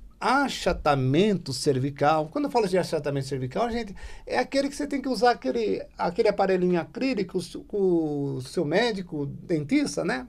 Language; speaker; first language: Portuguese; native; Portuguese